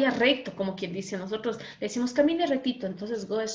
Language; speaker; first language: Spanish; native; Spanish